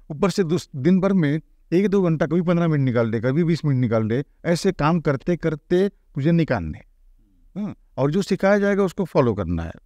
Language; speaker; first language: Hindi; non-native, local second language; Marathi